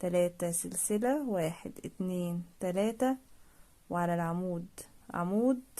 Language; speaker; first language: Arabic; native; Arabic